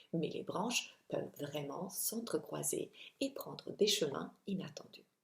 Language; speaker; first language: French; non-native, fluent; Italian